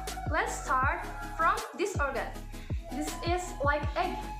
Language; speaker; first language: English; non-native, fluent; Indonesian